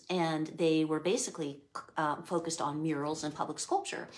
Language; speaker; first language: English; native; English